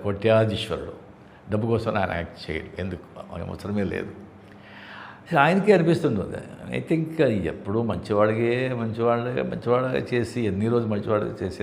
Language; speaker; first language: Telugu; non-native, fluent; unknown